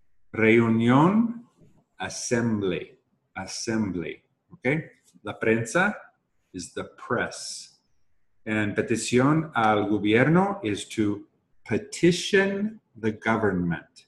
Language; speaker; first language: English; native; English